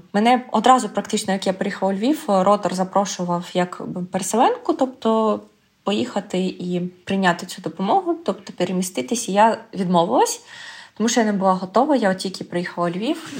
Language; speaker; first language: Ukrainian; native; Ukrainian